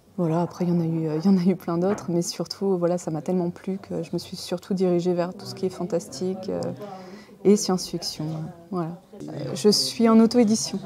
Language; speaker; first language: French; native; French